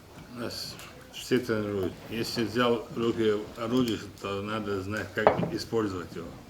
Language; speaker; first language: Russian; non-native, local second language; Chechen